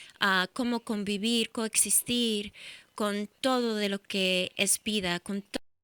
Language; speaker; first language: Spanish; early bilingual, heritage; English